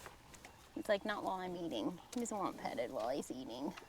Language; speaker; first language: English; native; English